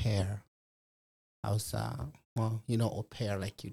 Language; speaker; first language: English; non-native, local second language; Nyanja